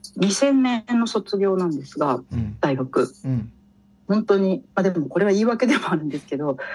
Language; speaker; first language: Japanese; native; Japanese